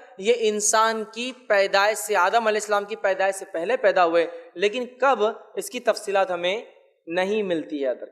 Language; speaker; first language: Urdu; native; Urdu